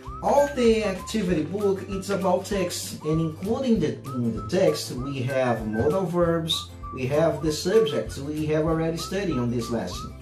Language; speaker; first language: English; non-native, fluent; Portuguese